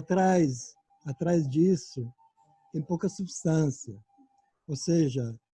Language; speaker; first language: Portuguese; non-native, fluent; Italian